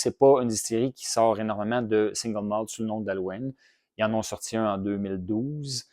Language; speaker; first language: French; native; French